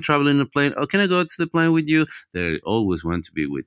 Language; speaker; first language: English; non-native, fluent; Spanish